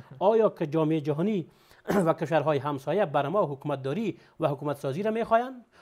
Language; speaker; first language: Persian; native; Persian